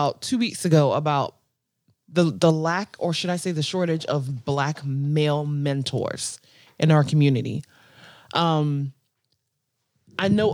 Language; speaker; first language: English; non-native, local second language; Akan